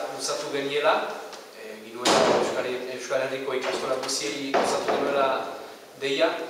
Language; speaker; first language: Basque; native; Basque